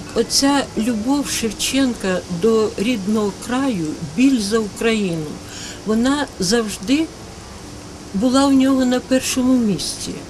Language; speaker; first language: Ukrainian; native; Ukrainian